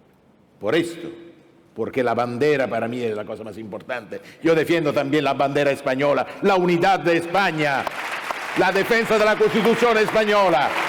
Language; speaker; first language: Spanish; non-native, fluent; Italian